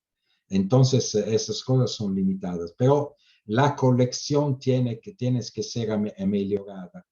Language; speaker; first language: Spanish; non-native, fluent; Italian